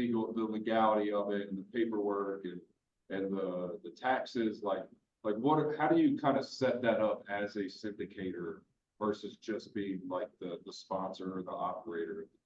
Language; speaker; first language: English; native; English